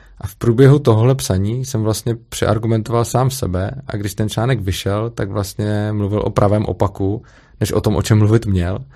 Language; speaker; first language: Czech; native; Czech